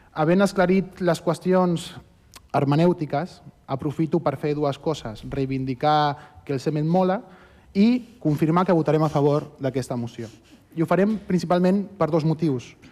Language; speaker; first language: Catalan; early bilingual, other home language; Spanish